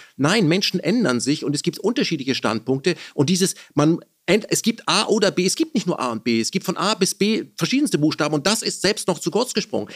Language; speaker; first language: German; early bilingual, other home language; Persian